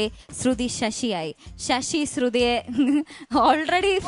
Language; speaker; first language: Malayalam; native; Malayalam